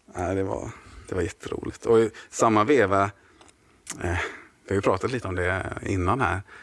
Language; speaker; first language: Swedish; native; Swedish